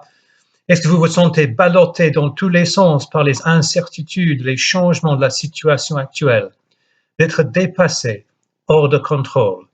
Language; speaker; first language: French; non-native, fluent; English